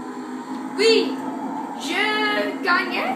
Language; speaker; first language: French; non-native, learner; English